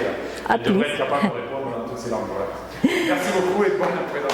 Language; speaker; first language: French; native; French